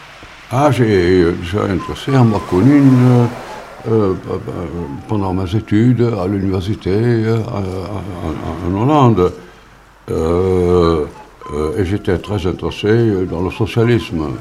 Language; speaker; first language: French; non-native, fluent; Dutch